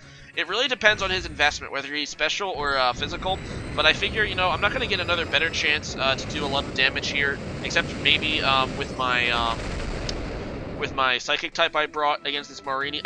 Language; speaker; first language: English; native; English